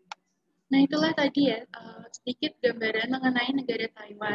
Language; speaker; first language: Indonesian; native; Indonesian